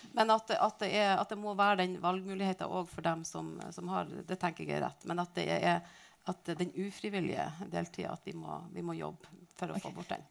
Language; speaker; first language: Norwegian; native; Norwegian